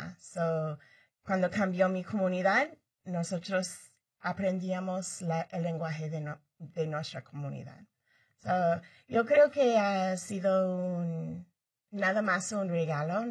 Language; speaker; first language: Spanish; early bilingual, heritage; Spanish